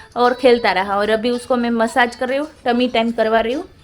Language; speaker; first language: Hindi; non-native, local second language; Gujarati